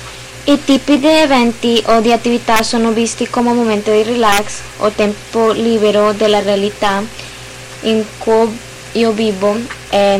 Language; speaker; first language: Italian; non-native, learner; English